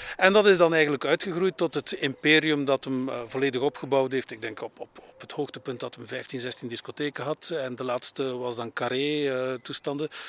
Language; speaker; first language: Dutch; native; Dutch